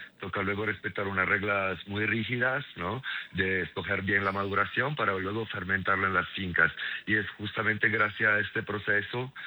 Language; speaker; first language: Spanish; non-native, fluent; Italian